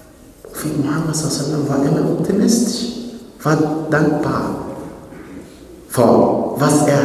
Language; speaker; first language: German; non-native, fluent; Arabic